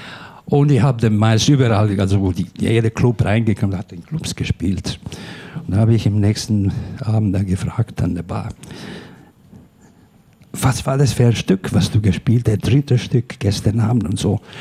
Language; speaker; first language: German; non-native, fluent; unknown